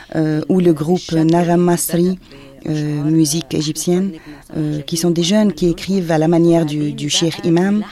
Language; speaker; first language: French; non-native, fluent; Arabic